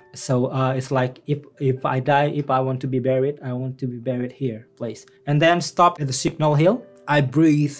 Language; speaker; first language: English; non-native, fluent; Indonesian